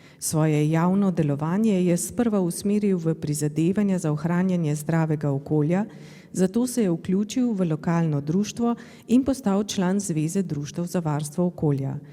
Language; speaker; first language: Slovenian; native; Slovenian